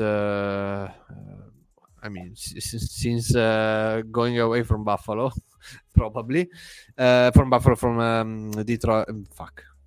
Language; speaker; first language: English; non-native, fluent; Italian